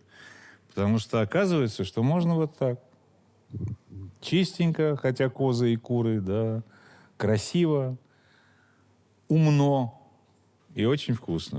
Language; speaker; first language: Russian; native; Russian